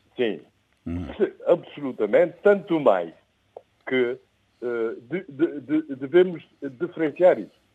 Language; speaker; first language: Portuguese; non-native, local second language; Kabuverdianu